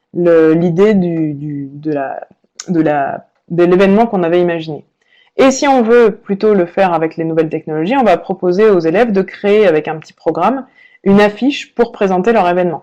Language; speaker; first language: French; native; French